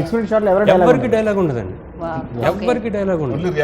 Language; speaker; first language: Telugu; native; Telugu